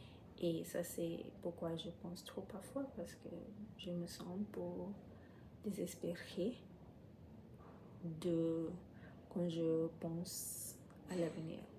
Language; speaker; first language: French; non-native, fluent; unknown